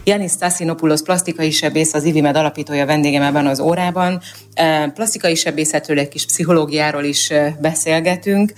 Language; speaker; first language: Hungarian; native; Hungarian